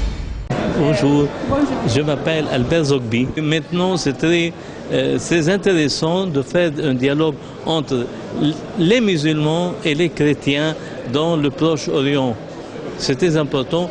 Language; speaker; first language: French; non-native, local second language; Arabic